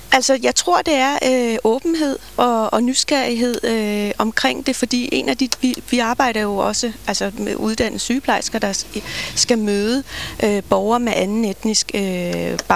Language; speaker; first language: Danish; native; Danish